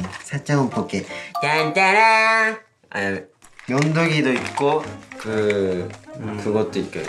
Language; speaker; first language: Korean; non-native, fluent; Japanese